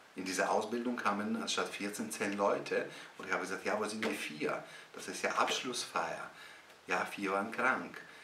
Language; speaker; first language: German; non-native, fluent; Russian